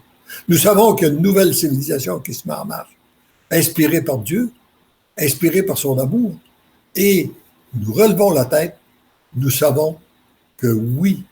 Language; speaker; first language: French; native; French